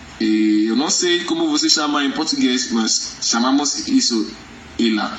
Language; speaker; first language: Portuguese; non-native, learner; Yoruba